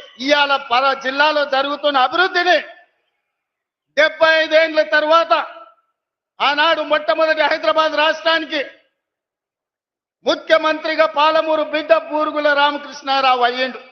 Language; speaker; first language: Telugu; native; Telugu